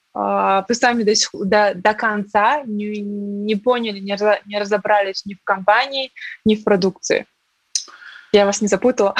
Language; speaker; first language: Russian; non-native, local second language; Uzbek